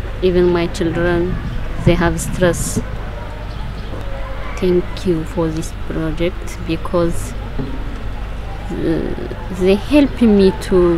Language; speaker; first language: English; non-native, learner; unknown